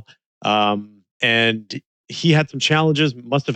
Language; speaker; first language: English; native; English